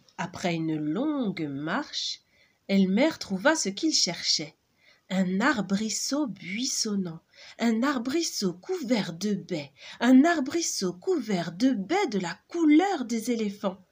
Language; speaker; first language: French; native; French